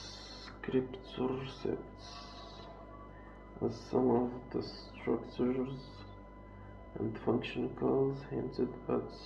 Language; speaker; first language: English; non-native, fluent; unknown